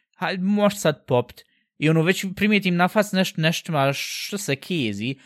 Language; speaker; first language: Bosnian; early bilingual, heritage; Bosnian